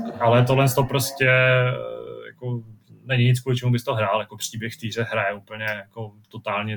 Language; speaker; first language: Czech; native; Czech